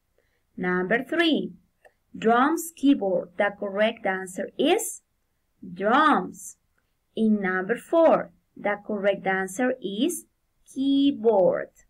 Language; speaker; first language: English; non-native, fluent; Spanish